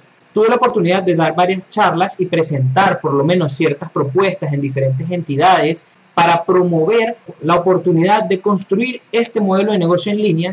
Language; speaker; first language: Spanish; native; Spanish